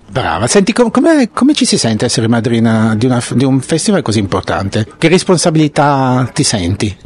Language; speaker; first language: Italian; native; Italian